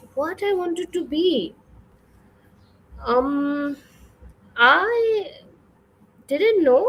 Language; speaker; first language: English; non-native, fluent; Urdu